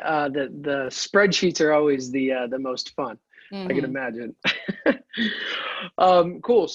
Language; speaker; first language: English; native; English